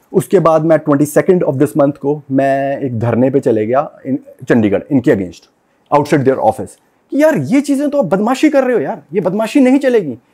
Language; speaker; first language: Hindi; non-native, local second language; Punjabi